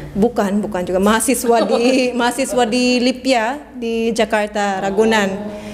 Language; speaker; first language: Indonesian; non-native, fluent; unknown